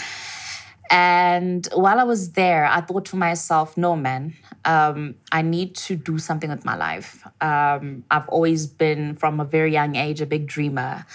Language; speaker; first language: English; non-native, local second language; Zulu